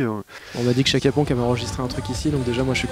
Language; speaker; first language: French; native; French